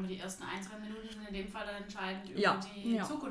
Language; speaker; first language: German; native; German